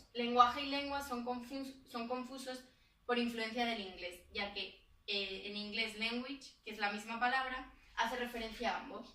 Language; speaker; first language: Spanish; native; Spanish